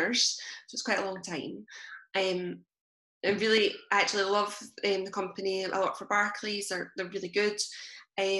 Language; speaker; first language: English; native; English